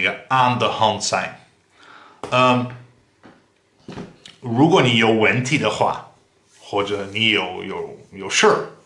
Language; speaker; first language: Chinese; non-native, fluent; Dutch